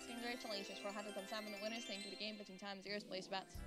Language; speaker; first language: English; non-native, fluent; Latvian